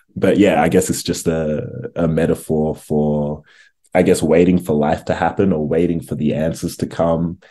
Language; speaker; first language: English; native; English